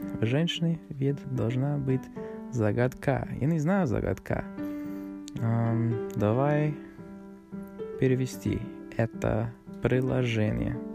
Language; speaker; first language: Russian; non-native, learner; English